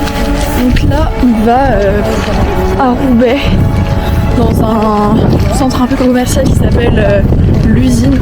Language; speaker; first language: French; native; French